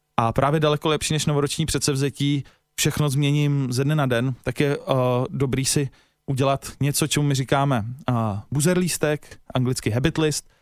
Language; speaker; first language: Czech; native; Czech